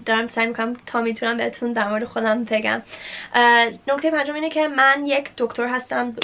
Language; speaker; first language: Persian; early bilingual, heritage; Persian